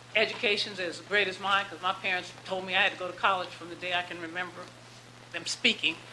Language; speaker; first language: English; native; English